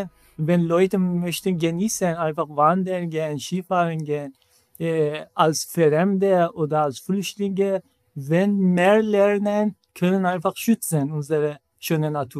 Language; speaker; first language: German; non-native, learner; Persian